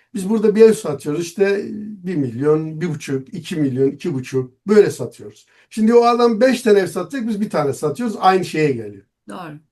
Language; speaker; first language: Turkish; non-native, local second language; Zaza